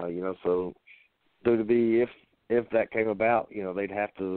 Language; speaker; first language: English; native; English